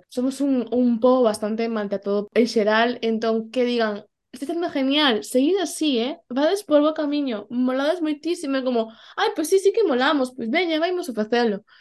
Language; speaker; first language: Galician; non-native, local second language; Spanish